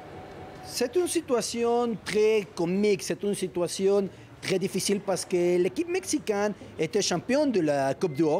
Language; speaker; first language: French; non-native, learner; Spanish